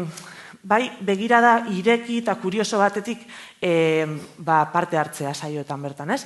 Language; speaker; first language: Basque; native; Basque